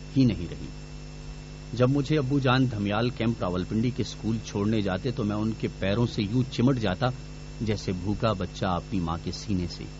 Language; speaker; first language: Urdu; non-native, local second language; Pashto